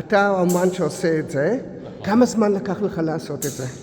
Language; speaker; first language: Hebrew; non-native, fluent; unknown